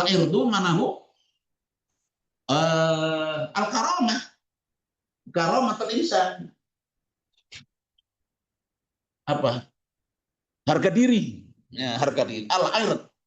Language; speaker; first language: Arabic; non-native, fluent; Indonesian